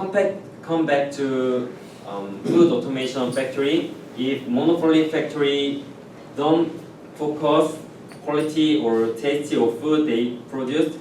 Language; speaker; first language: English; non-native, learner; Korean